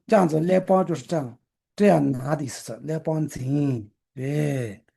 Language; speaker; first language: Chinese; non-native, local second language; Tibetan